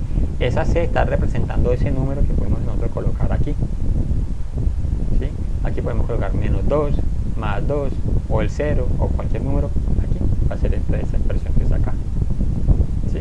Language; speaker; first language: Spanish; native; Spanish